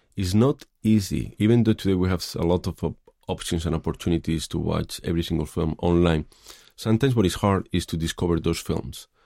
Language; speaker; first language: English; non-native, fluent; Spanish